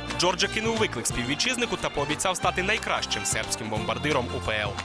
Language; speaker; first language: Ukrainian; native; Ukrainian